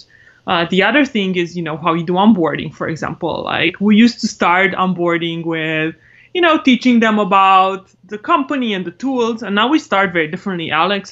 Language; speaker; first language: English; non-native, fluent; Romanian